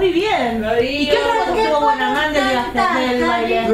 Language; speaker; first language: Spanish; native; Spanish